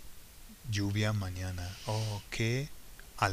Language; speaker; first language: Spanish; non-native, fluent; English